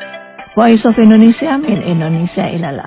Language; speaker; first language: Arabic; non-native, learner; Indonesian